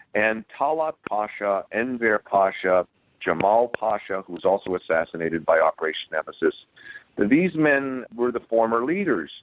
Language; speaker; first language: English; native; English